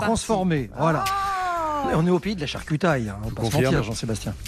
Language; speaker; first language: French; native; French